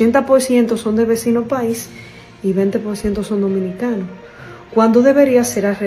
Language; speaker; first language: Spanish; native; Spanish